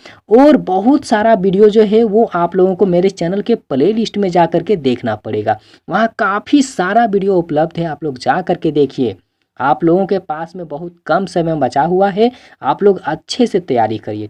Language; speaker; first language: Hindi; native; Hindi